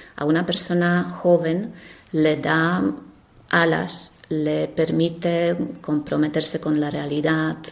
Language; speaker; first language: Spanish; non-native, fluent; Polish